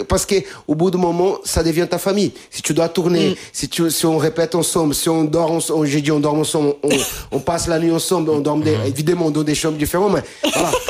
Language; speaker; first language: French; non-native, fluent; Portuguese